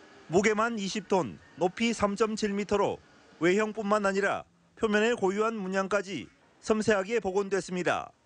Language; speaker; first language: Korean; native; Korean